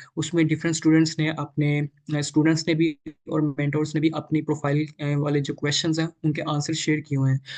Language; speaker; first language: Urdu; non-native, local second language; Punjabi